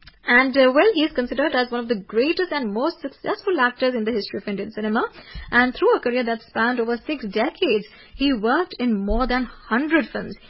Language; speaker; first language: English; non-native, local second language; Urdu